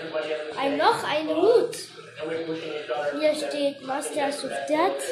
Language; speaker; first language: German; non-native, learner; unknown